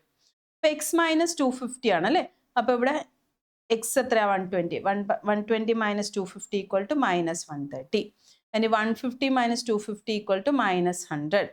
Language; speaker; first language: Malayalam; native; Malayalam